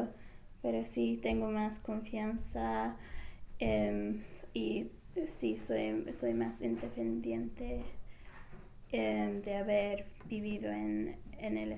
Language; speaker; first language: Spanish; non-native, fluent; English